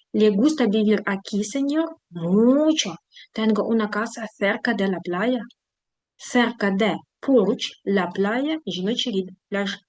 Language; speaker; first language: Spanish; non-native, fluent; Ukrainian